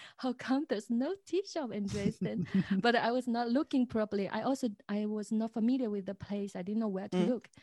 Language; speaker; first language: English; non-native, fluent; Chinese